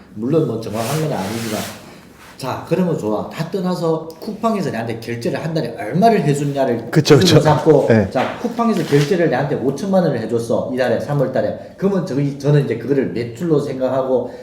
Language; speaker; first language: Korean; early bilingual, heritage; Korean